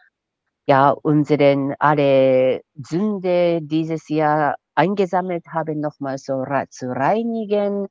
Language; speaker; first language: German; non-native, fluent; Japanese